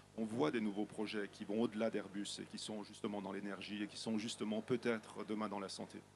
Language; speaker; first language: French; native; French